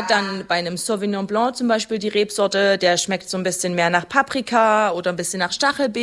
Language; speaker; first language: German; native; German